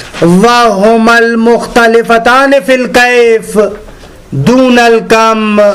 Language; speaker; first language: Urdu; native; Urdu